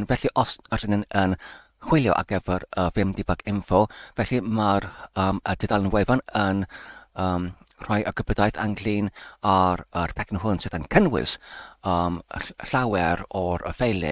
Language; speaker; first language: Welsh; non-native, learner; English